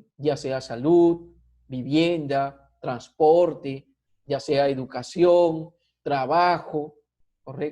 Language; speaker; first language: Spanish; native; Spanish